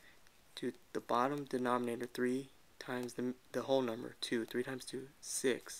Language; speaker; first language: English; native; English